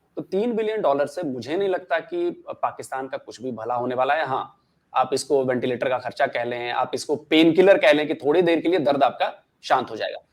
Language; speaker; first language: Hindi; native; Hindi